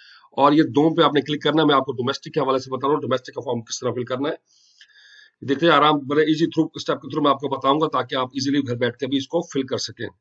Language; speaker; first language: Hindi; non-native, local second language; Punjabi